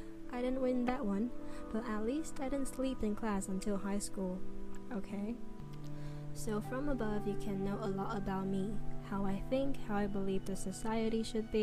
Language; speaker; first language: English; non-native, fluent; Chinese